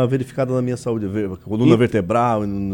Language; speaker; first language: Portuguese; native; Portuguese